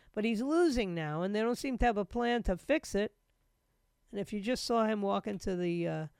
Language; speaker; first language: English; native; English